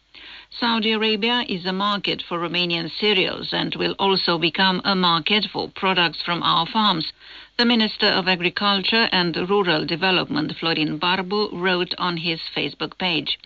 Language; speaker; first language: English; non-native, fluent; Romanian